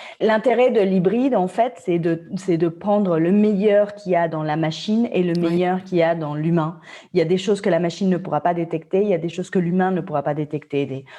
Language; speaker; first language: French; non-native, fluent; Spanish